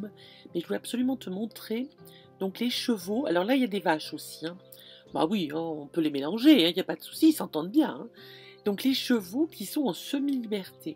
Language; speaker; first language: French; native; French